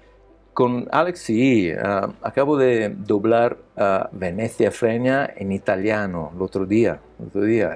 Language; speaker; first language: Spanish; non-native, learner; Italian